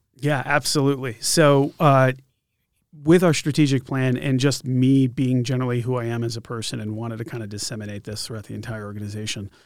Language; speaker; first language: English; native; English